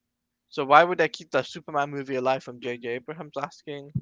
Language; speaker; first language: English; native; English